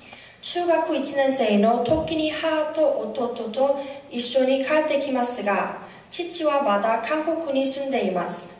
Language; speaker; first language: Japanese; non-native, learner; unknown